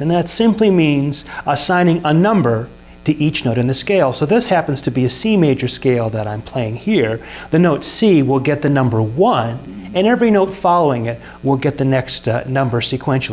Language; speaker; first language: English; native; English